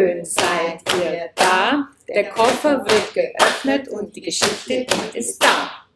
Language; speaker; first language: German; native; German